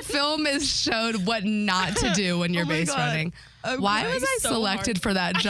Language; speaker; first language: English; native; English